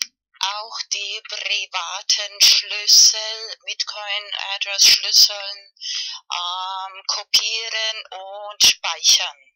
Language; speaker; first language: German; non-native, learner; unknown